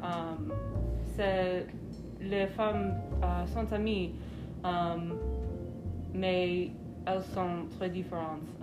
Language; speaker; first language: French; non-native, learner; English